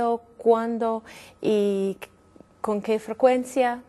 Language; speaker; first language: Spanish; non-native, fluent; English